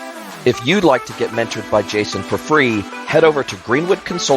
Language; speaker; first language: English; native; English